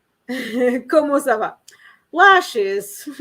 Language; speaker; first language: French; non-native, learner; English